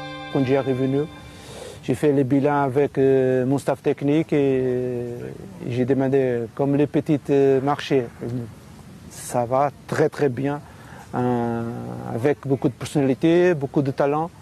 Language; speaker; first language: French; non-native, learner; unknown